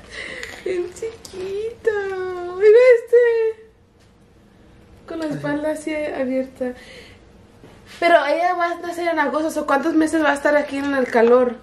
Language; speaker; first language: Spanish; early bilingual, heritage; Spanish